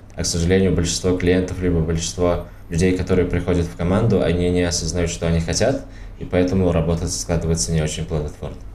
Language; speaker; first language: Russian; non-native, local second language; Tajik